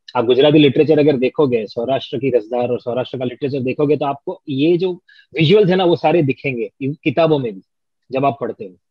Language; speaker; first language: Hindi; non-native, local second language; Gujarati